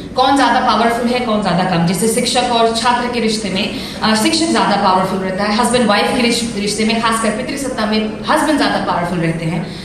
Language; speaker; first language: Hindi; non-native, local second language; Assamese